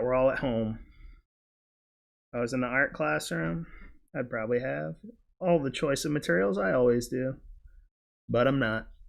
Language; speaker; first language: English; native; English